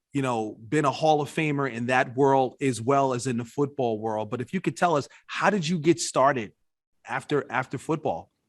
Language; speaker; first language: English; native; English